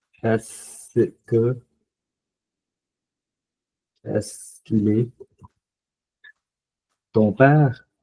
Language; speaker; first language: French; non-native, learner; Punjabi